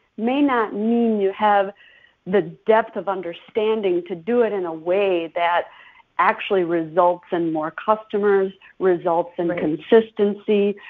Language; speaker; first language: English; native; English